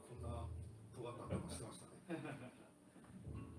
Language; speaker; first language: Japanese; native; Japanese